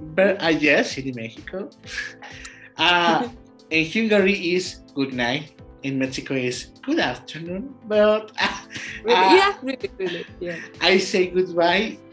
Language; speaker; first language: English; non-native, learner; Spanish